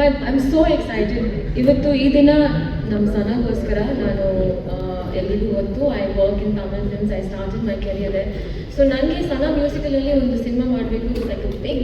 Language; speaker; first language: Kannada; non-native, learner; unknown